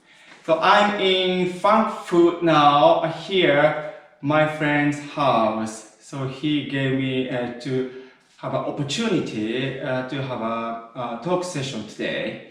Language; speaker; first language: English; non-native, learner; Japanese